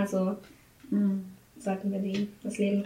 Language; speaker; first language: German; non-native, learner; English